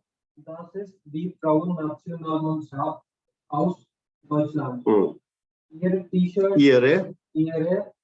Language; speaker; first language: German; non-native, learner; Hindi